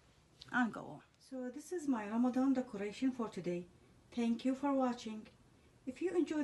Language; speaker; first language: English; non-native, fluent; Arabic